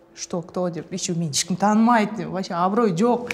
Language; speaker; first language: Russian; non-native, local second language; Kazakh